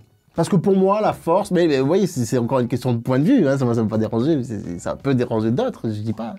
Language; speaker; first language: French; native; French